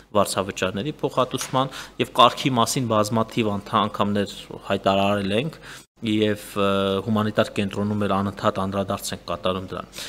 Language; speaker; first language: Armenian; native; Armenian